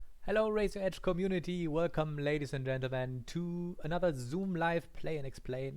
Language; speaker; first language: English; non-native, fluent; German